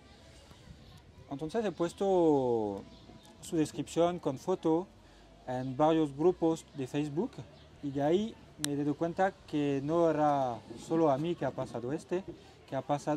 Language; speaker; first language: Spanish; non-native, learner; French